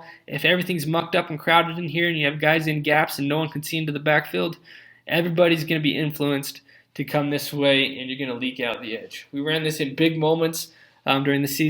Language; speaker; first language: English; native; English